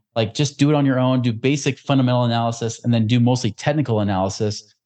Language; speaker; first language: English; native; English